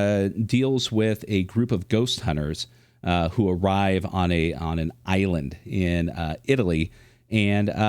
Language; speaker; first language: English; native; English